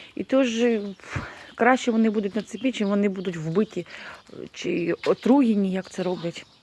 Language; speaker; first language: Ukrainian; non-native, local second language; Russian